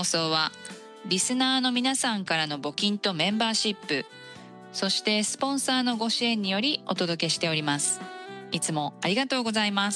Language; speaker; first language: Japanese; native; Japanese